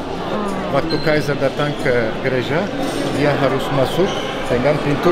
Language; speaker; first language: Indonesian; non-native, fluent; Turkish